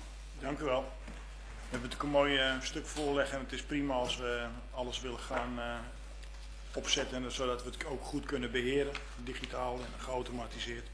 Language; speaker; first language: Dutch; native; Dutch